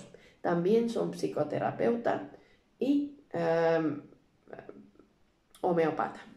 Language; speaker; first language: Spanish; non-native, learner; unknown